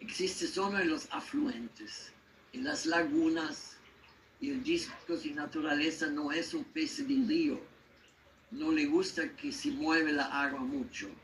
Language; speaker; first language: Spanish; non-native, learner; German